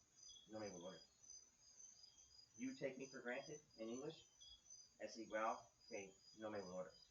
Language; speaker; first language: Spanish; non-native, fluent; English